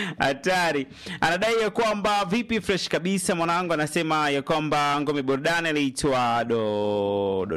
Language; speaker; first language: Swahili; native; Swahili